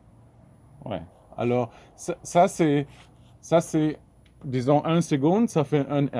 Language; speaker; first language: French; non-native, fluent; German